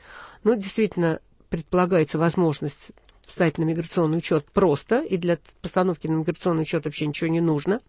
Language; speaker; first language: Russian; native; Russian